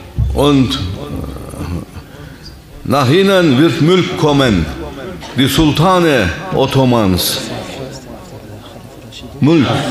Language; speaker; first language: German; non-native, fluent; Turkish